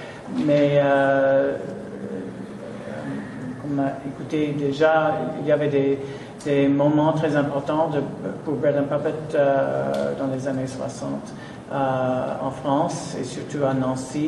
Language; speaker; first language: French; non-native, fluent; English